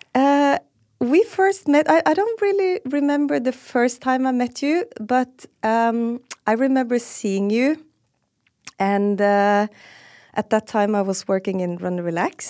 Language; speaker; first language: English; non-native, fluent; Norwegian